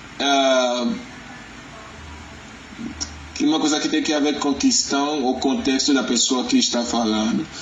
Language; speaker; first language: Portuguese; non-native, learner; Yoruba